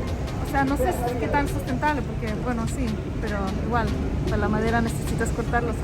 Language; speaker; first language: Spanish; non-native, fluent; Slovenian